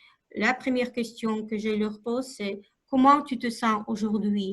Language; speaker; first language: French; non-native, fluent; Russian